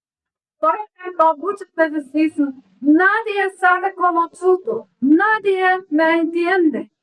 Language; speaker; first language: Spanish; non-native, learner; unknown